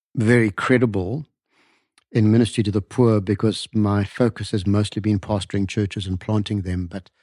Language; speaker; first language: English; native; English